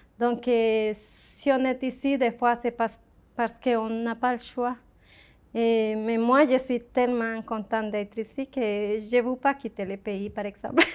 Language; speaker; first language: French; non-native, fluent; Spanish